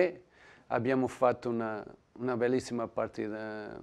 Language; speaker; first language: Italian; non-native, learner; Portuguese